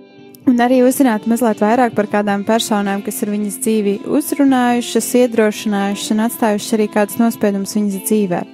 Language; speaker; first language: Latvian; native; Latvian